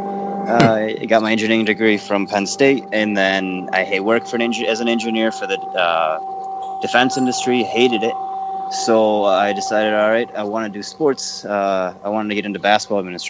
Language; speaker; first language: English; native; English